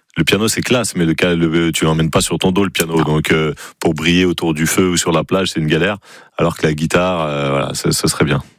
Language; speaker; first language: French; native; French